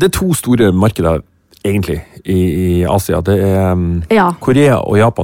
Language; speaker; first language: Norwegian; native; Norwegian